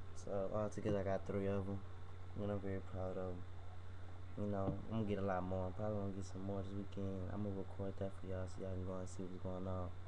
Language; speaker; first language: English; native; English